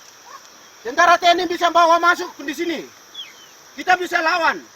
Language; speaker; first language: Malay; non-native, local second language; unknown